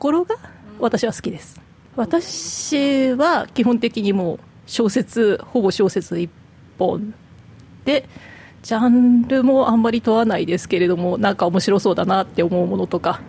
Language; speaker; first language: Japanese; native; Japanese